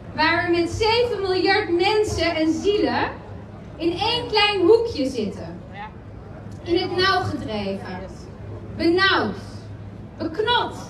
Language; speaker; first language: Dutch; early bilingual, other home language; Spanish